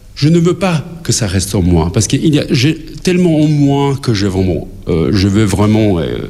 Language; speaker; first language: French; non-native, fluent; Albanian